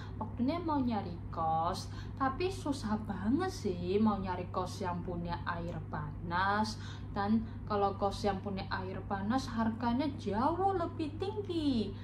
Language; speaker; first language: Indonesian; non-native, learner; Chinese